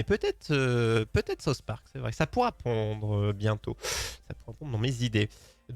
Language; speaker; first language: French; native; French